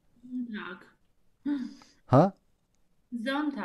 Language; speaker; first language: German; non-native, learner; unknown